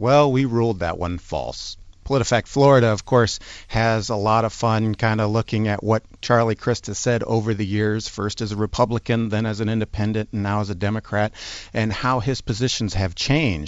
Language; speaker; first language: English; native; English